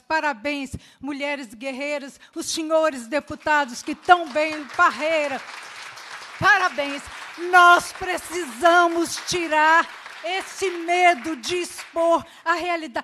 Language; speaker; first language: Portuguese; native; Portuguese